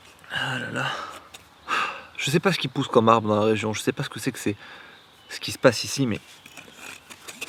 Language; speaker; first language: French; native; French